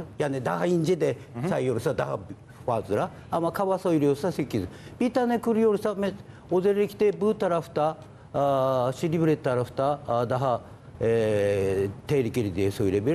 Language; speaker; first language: Turkish; non-native, learner; Japanese